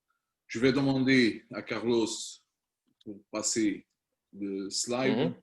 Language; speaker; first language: French; non-native, learner; Spanish